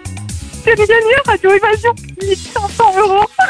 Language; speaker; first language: French; native; French